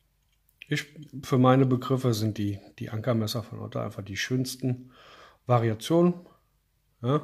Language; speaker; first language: German; native; German